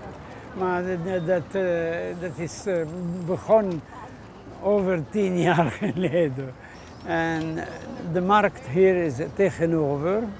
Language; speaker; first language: Dutch; non-native, learner; Hebrew